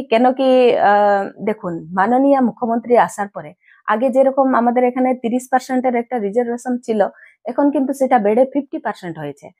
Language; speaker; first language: Bangla; non-native, local second language; Santali